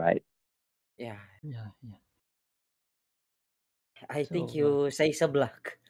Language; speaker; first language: English; non-native, learner; Indonesian